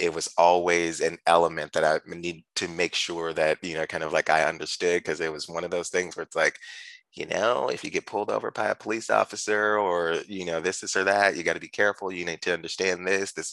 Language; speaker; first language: English; native; English